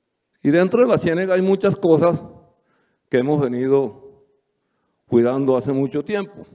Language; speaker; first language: Spanish; native; Spanish